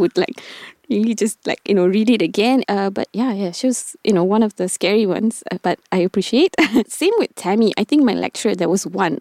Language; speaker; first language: English; non-native, local second language; Tamil